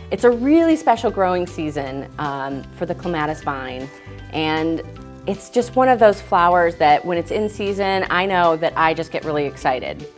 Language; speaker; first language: English; native; English